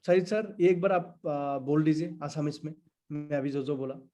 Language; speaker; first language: Hindi; non-native, local second language; Assamese